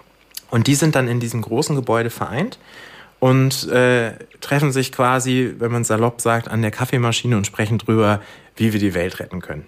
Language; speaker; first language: German; native; German